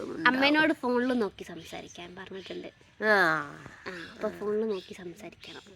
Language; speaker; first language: Malayalam; early bilingual, other home language; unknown